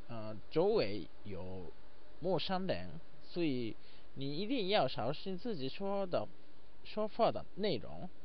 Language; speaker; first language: Chinese; non-native, learner; Japanese